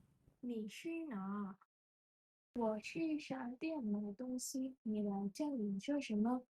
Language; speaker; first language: Chinese; non-native, learner; Thai